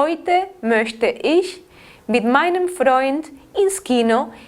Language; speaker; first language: German; non-native, fluent; Spanish